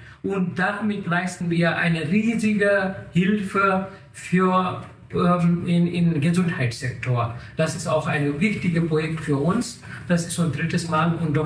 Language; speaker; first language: German; non-native, learner; Nepali